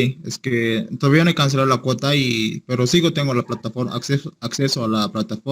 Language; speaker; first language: Spanish; native; Spanish